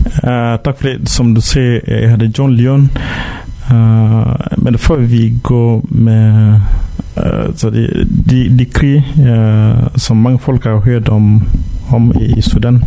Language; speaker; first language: Danish; non-native, fluent; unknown